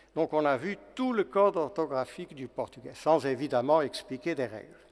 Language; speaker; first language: French; non-native, fluent; Portuguese